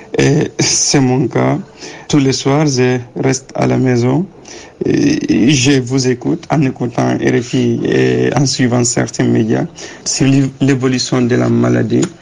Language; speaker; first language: French; non-native, local second language; Wolof